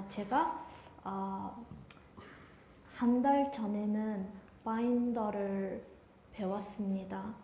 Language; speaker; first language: Korean; non-native, fluent; Mongolian